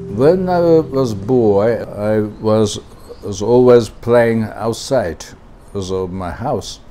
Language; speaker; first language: English; non-native, learner; Japanese